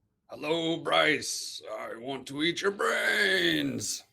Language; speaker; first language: English; native; English